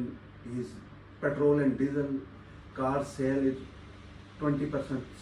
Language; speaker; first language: English; non-native, learner; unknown